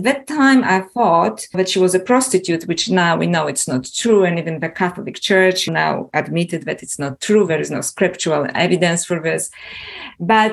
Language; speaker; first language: English; non-native, fluent; Polish